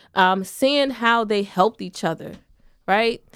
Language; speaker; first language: English; native; English